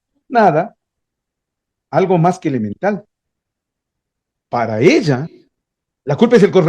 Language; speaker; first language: Spanish; native; Spanish